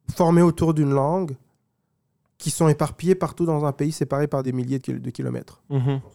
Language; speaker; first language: French; non-native, local second language; Kinyarwanda